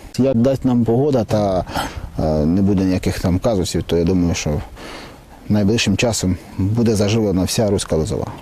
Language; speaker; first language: Ukrainian; native; Ukrainian